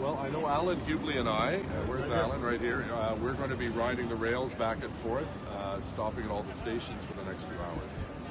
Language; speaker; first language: English; native; English